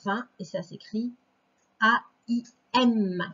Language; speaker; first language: French; native; French